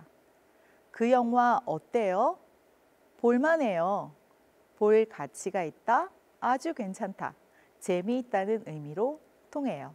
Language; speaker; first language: Korean; native; Korean